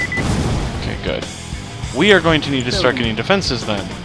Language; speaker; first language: English; native; English